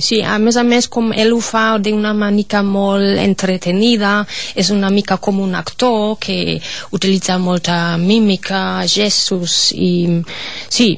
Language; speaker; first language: Catalan; non-native, fluent; German